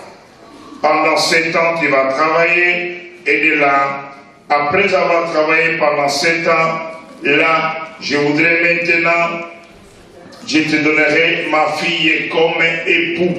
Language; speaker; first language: French; non-native, local second language; Lingala